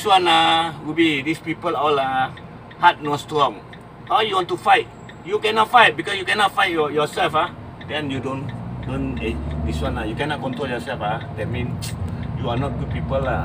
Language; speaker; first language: English; non-native, local second language; Malay